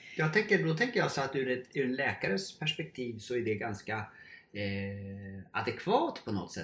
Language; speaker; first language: Swedish; native; Swedish